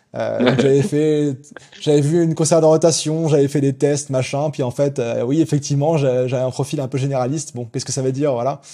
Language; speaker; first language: French; native; French